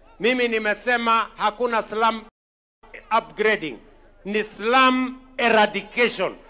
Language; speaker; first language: Swahili; non-native, local second language; Kalenjin